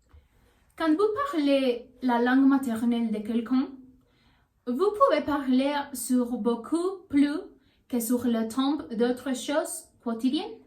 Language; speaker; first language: French; non-native, learner; Spanish